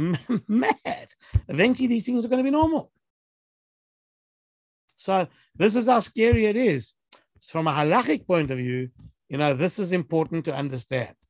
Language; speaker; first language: English; native; English